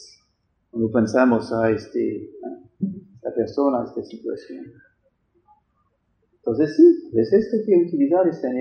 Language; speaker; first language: Spanish; non-native, fluent; French